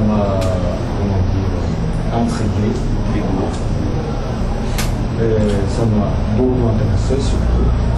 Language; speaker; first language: French; non-native, fluent; Japanese